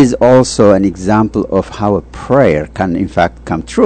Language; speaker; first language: English; non-native, fluent; Tigrinya